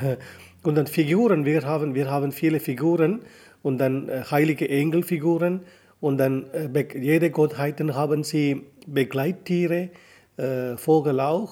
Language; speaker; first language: German; non-native, learner; Tamil